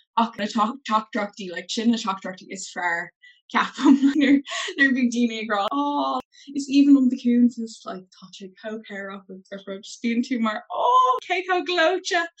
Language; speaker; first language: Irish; non-native, local second language; English